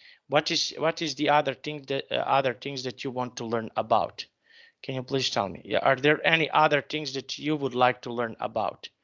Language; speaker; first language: English; non-native, fluent; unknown